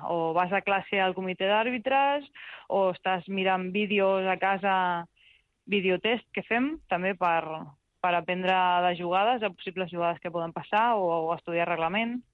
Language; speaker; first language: Catalan; early bilingual, other home language; Spanish